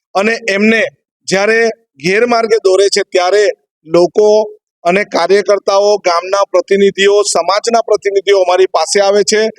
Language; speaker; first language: Gujarati; native; Gujarati